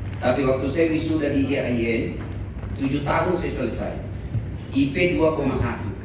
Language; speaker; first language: Indonesian; non-native, local second language; Buginese